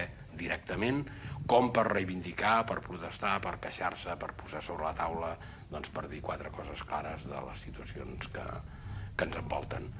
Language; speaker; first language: Catalan; native; Catalan